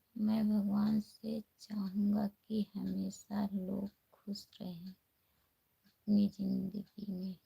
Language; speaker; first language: Hindi; native; Hindi